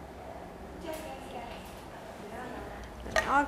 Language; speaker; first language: Spanish; non-native, learner; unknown